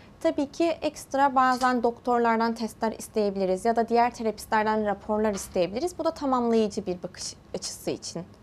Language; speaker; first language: Turkish; early bilingual, heritage; Turkish